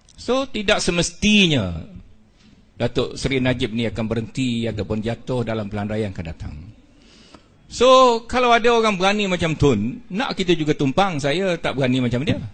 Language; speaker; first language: Malay; native; Malay